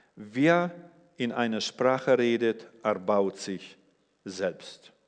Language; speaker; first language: German; non-native, fluent; English